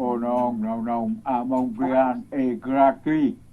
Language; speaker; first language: French; non-native, learner; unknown